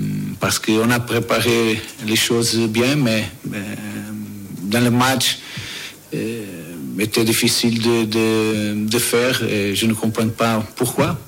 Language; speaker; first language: French; non-native, learner; Portuguese